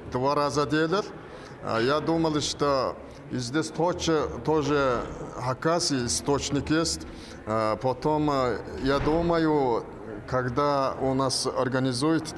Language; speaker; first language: Russian; non-native, learner; Mongolian